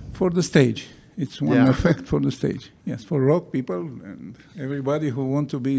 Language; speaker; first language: English; non-native, learner; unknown